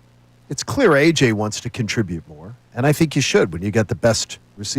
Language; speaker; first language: English; native; English